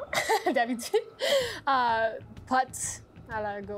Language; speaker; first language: French; non-native, learner; English